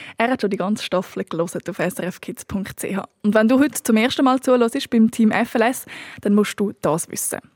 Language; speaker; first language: German; native; German